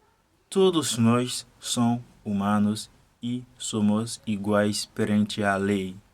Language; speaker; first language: Portuguese; non-native, fluent; Haitian Creole